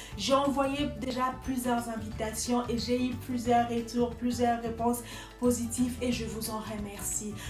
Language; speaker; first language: French; non-native, local second language; Lingala